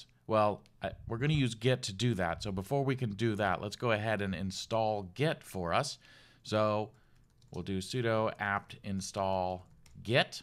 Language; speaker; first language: English; native; English